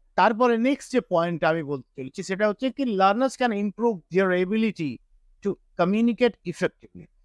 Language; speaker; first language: Bangla; native; Bangla